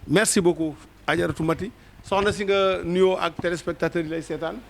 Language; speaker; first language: Wolof; native; Wolof